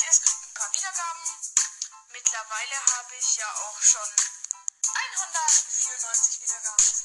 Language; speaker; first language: German; native; German